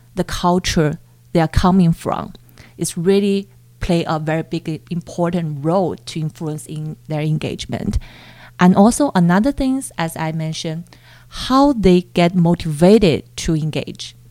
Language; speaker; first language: English; non-native, fluent; Chinese